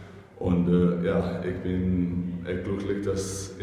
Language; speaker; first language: German; non-native, fluent; English